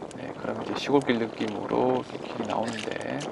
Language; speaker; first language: Korean; native; Korean